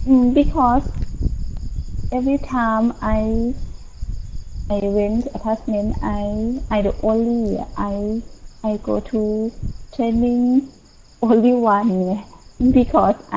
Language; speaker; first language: English; non-native, learner; Thai